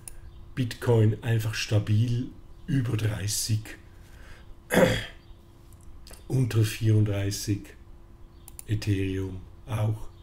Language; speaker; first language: German; native; German